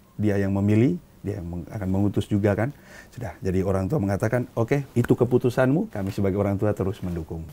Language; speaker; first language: Indonesian; native; Indonesian